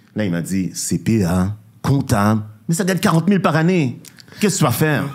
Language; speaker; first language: French; native; French